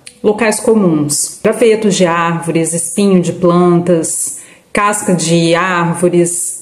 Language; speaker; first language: Portuguese; native; Portuguese